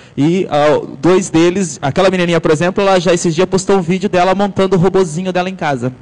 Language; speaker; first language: Portuguese; native; Portuguese